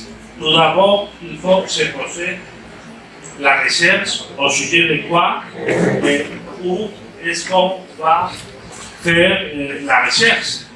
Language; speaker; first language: French; non-native, fluent; Spanish